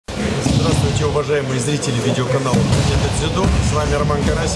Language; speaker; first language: Russian; native; Russian